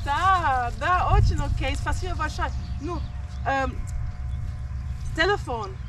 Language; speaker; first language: Russian; non-native, learner; German